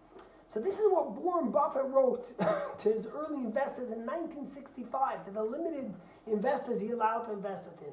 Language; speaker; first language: English; native; English